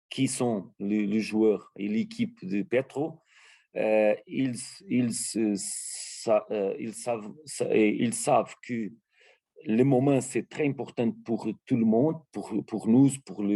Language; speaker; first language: French; non-native, learner; Portuguese